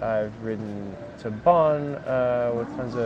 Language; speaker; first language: English; native; English